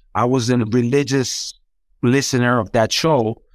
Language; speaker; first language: English; non-native, fluent; Croatian